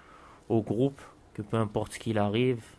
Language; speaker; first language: French; native; French